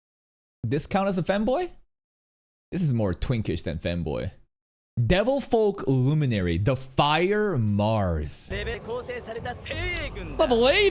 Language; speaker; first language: English; native; English